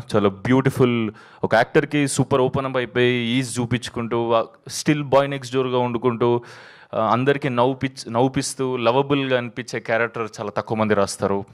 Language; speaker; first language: Telugu; native; Telugu